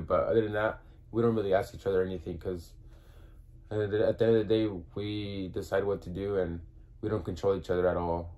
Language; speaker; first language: English; early bilingual, other home language; Spanish